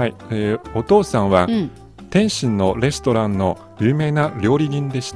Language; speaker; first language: Japanese; non-native, fluent; Chinese